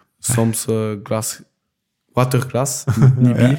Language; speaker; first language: Dutch; non-native, local second language; French